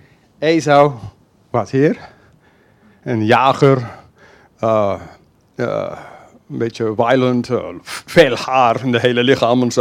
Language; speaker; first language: Dutch; non-native, fluent; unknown